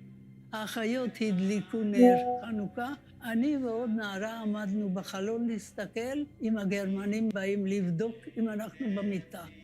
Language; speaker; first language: Hebrew; non-native, fluent; Hungarian